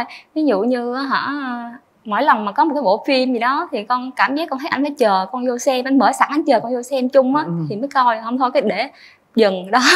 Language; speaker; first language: Vietnamese; native; Vietnamese